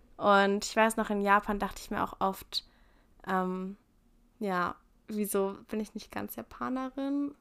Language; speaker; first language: German; early bilingual, heritage; German